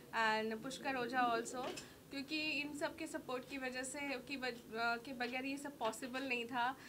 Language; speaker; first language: Hindi; native; Hindi